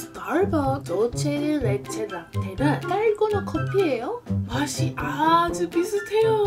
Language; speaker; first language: Korean; non-native, learner; English